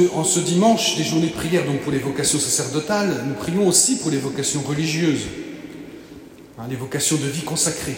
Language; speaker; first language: French; native; French